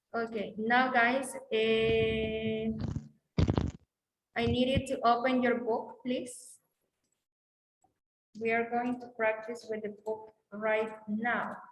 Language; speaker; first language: English; non-native, learner; Spanish